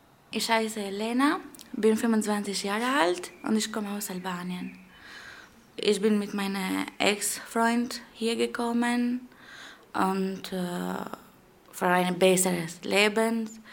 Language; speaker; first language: German; non-native, learner; Albanian